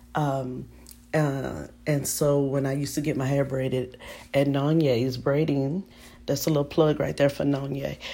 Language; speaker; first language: English; native; English